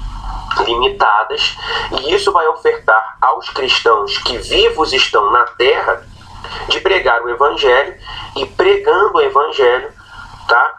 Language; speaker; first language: Portuguese; native; Portuguese